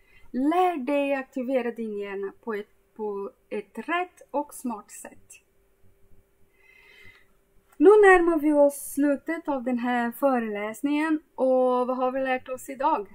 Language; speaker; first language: Swedish; non-native, fluent; Portuguese